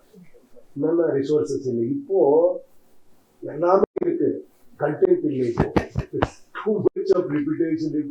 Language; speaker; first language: Tamil; non-native, learner; Kannada